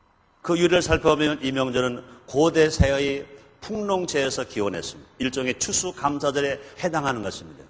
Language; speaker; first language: Korean; native; Korean